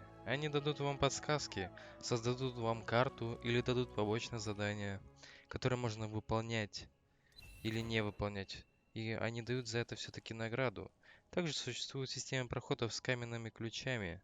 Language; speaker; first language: Russian; native; Russian